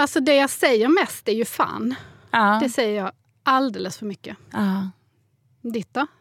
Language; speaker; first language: Swedish; native; Swedish